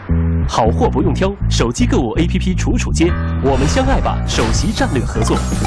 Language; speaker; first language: Chinese; native; Chinese